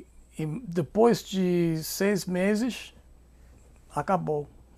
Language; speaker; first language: Portuguese; non-native, fluent; English